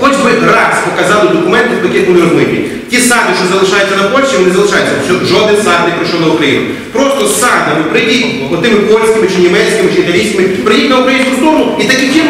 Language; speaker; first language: Ukrainian; native; Ukrainian